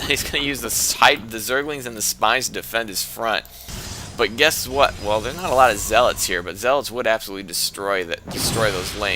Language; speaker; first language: English; native; English